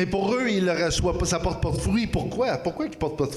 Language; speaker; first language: French; native; French